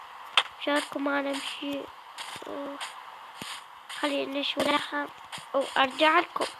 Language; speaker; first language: Arabic; native; Arabic